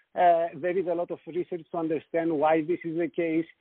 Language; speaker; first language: English; non-native, fluent; Greek